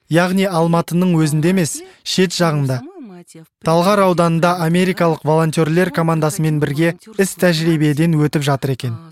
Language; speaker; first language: Kazakh; non-native, local second language; Russian